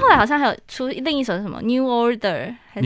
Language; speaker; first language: Chinese; native; Chinese